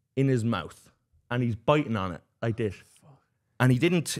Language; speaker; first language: English; native; English